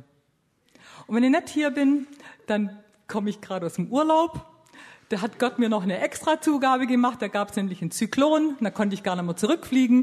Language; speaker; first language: German; native; German